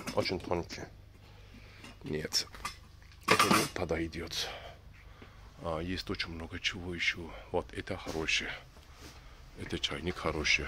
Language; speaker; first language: Russian; non-native, learner; Turkish